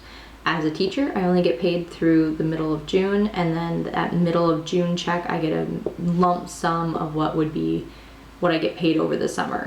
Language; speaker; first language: English; native; English